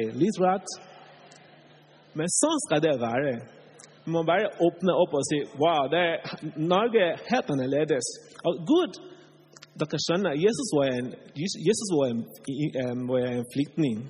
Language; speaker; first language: Norwegian; non-native, fluent; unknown